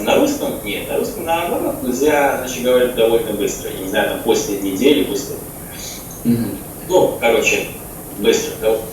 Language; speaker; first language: Russian; non-native, fluent; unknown